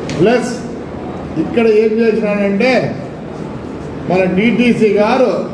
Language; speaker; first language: Telugu; native; Telugu